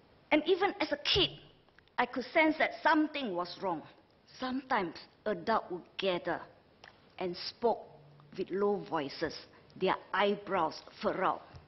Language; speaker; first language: English; non-native, local second language; Chinese